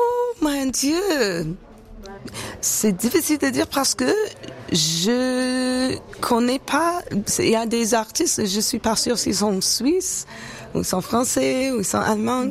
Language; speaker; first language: French; non-native, local second language; English